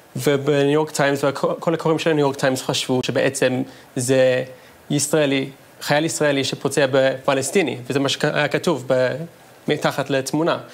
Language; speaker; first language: Hebrew; non-native, fluent; English